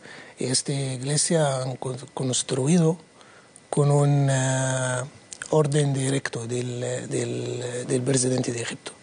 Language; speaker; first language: Spanish; non-native, learner; Arabic